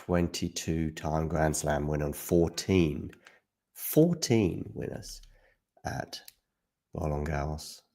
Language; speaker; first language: English; native; English